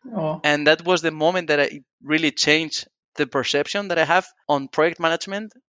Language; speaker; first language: English; non-native, fluent; Spanish